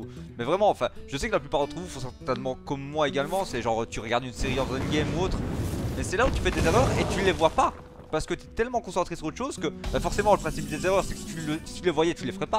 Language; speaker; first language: French; native; French